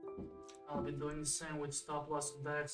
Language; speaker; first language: English; non-native, fluent; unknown